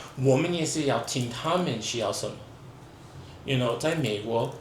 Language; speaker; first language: Chinese; non-native, fluent; English